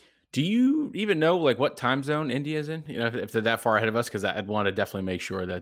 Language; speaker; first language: English; native; English